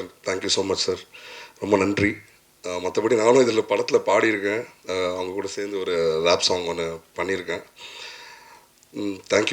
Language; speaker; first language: Tamil; non-native, learner; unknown